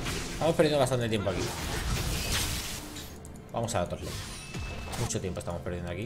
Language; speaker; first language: Spanish; native; Spanish